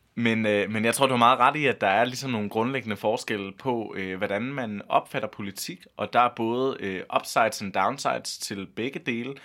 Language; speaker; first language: Danish; native; Danish